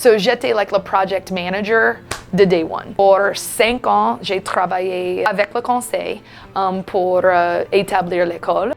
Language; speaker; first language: French; non-native, fluent; English